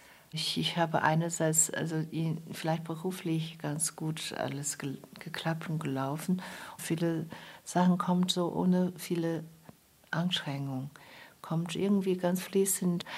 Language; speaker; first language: German; non-native, fluent; Chinese